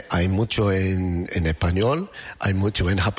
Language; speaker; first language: Spanish; non-native, learner; English